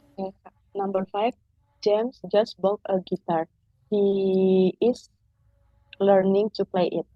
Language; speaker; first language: English; non-native, learner; Indonesian